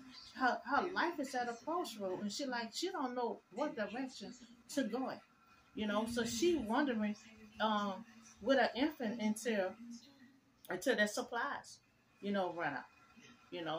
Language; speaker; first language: English; native; English